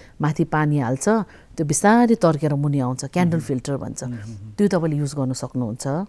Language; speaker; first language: Nepali; native; Nepali